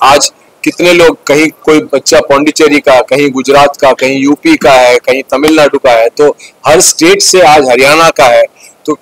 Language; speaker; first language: Hindi; native; Hindi